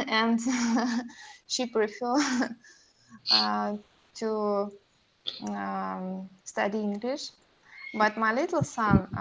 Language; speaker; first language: English; non-native, learner; Russian